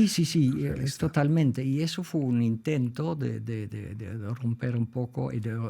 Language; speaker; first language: Spanish; non-native, fluent; Dutch